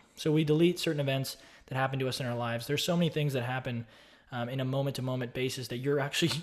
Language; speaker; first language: English; native; English